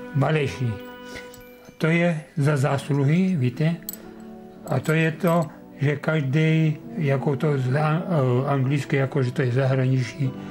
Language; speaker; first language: Czech; non-native, local second language; Rusyn